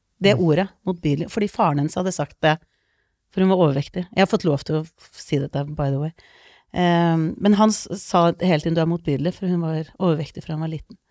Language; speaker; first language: Norwegian; early bilingual, other home language; Icelandic